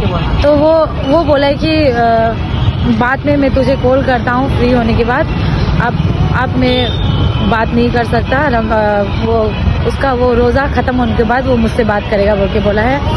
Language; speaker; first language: Hindi; non-native, local second language; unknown